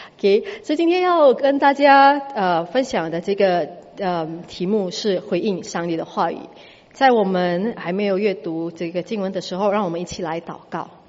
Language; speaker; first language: Chinese; non-native, fluent; Indonesian